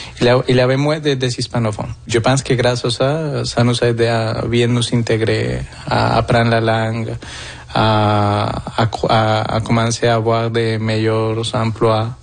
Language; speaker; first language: French; non-native, fluent; Spanish